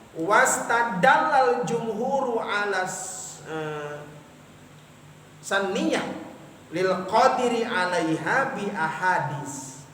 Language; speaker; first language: Arabic; non-native, learner; Indonesian